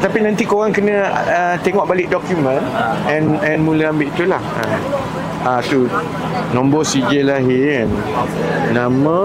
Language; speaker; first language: Malay; native; Malay